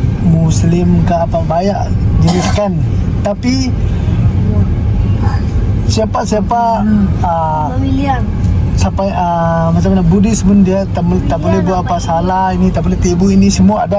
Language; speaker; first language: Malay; non-native, learner; Tedim Chin